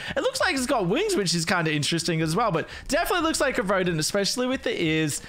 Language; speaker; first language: English; native; English